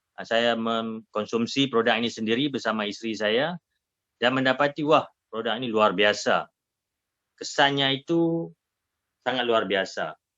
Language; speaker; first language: Malay; native; Malay